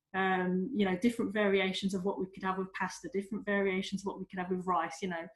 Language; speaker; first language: English; native; English